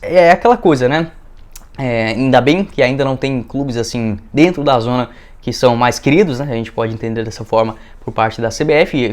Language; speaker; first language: Portuguese; native; Portuguese